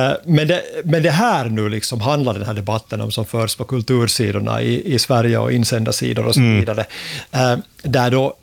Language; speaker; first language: Swedish; native; Swedish